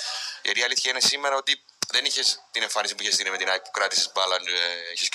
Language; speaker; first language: Greek; native; Greek